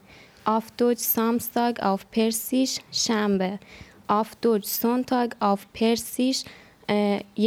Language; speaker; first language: German; non-native, learner; Persian